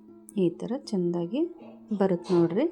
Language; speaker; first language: Kannada; native; Kannada